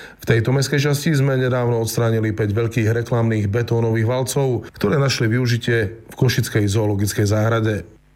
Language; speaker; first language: Slovak; native; Slovak